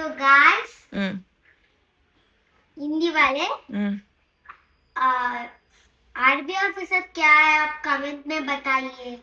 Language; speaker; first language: Hindi; non-native, local second language; Kannada